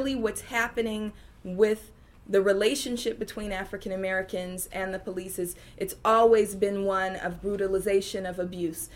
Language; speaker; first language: English; native; English